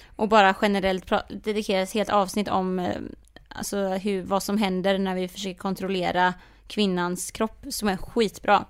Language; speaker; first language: Swedish; native; Swedish